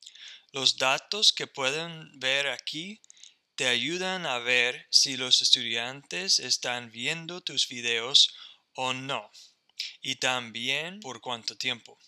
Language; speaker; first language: Spanish; non-native, fluent; English